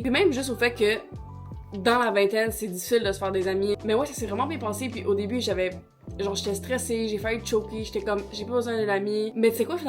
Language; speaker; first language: French; native; French